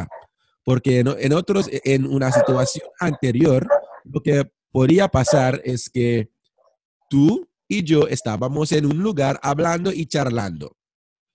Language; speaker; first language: Spanish; non-native, fluent; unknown